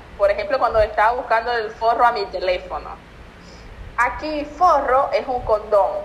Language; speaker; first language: Spanish; native; Spanish